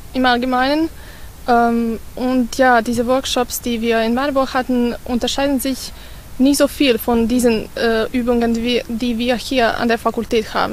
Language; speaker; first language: German; non-native, fluent; Serbian